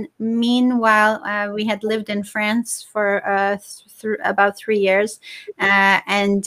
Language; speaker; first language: English; non-native, fluent; Persian